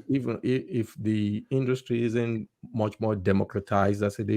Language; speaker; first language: English; native; English